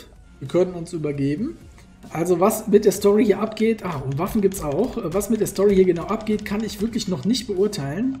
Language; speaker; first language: German; native; German